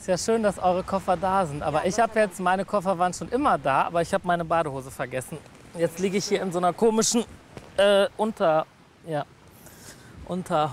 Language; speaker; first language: German; native; German